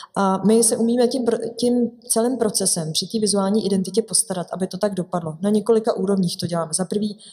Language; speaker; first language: Czech; native; Czech